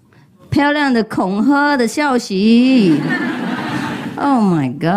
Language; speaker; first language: Chinese; non-native, fluent; Vietnamese